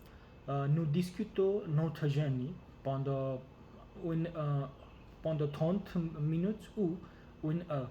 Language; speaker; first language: French; non-native, learner; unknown